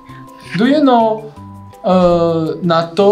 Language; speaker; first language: English; non-native, learner; Russian